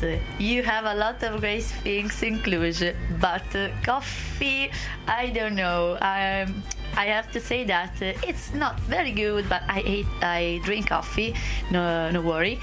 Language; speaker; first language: English; non-native, fluent; Italian